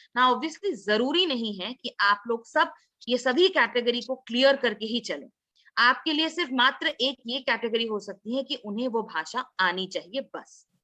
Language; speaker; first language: Hindi; non-native, local second language; Assamese